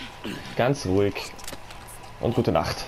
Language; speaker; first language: German; native; German